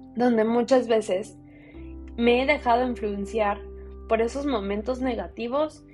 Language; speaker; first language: Spanish; early bilingual, heritage; Spanish